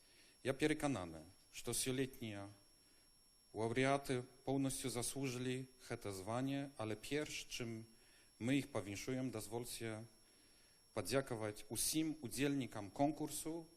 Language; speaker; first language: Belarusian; non-native, learner; Polish